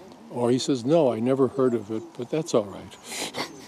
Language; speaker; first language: English; native; English